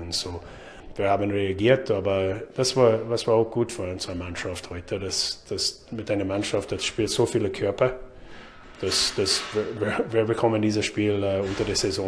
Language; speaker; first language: German; non-native, learner; English